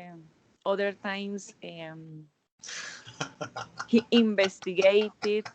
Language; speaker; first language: English; non-native, learner; Spanish